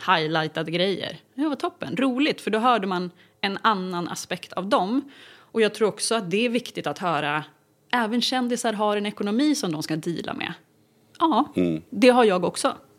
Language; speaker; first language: Swedish; native; Swedish